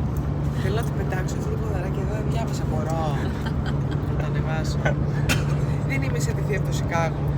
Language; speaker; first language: Greek; native; Greek